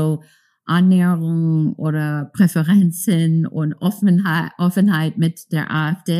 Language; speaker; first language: German; non-native, fluent; English